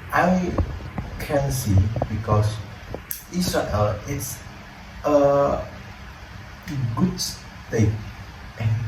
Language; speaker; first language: English; non-native, learner; Indonesian